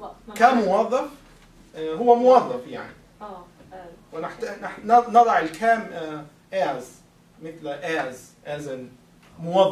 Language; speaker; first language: Arabic; non-native, fluent; English